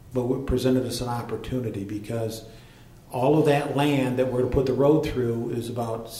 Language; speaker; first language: English; native; English